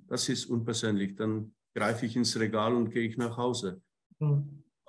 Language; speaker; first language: German; non-native, fluent; Czech